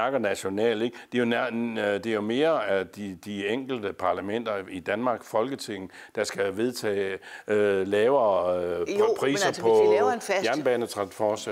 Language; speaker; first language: Danish; native; Danish